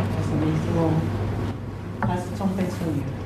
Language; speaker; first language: German; non-native, learner; Spanish